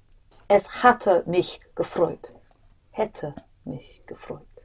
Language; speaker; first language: German; non-native, learner; English